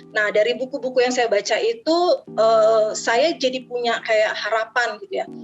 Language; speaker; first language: Indonesian; native; Indonesian